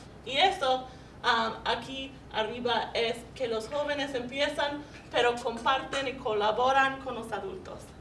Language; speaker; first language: Spanish; non-native, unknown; English